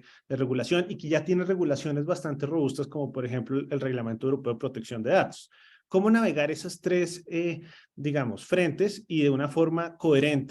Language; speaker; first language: Spanish; native; Spanish